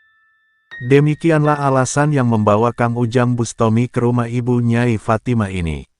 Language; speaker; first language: Indonesian; native; Indonesian